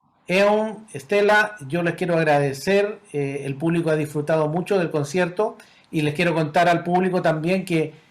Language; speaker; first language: Spanish; native; Spanish